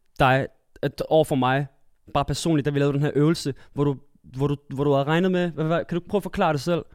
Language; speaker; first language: Danish; early bilingual, other home language; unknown